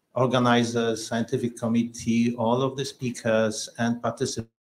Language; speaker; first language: English; non-native, fluent; Polish